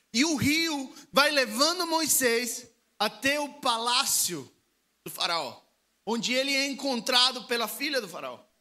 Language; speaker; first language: Portuguese; non-native, fluent; Spanish